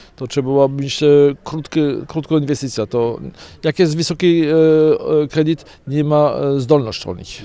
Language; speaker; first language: Polish; non-native, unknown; French